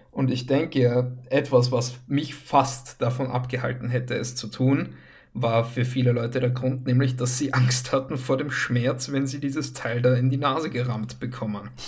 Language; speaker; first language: German; native; German